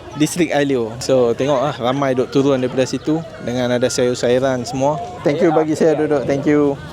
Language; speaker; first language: Malay; native; Malay